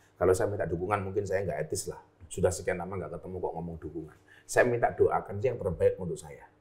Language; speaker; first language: Indonesian; native; Indonesian